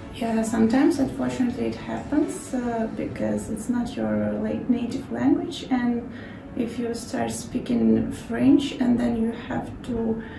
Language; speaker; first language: English; non-native, fluent; Russian